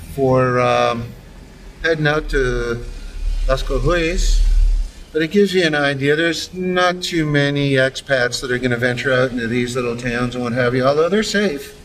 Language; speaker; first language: English; native; English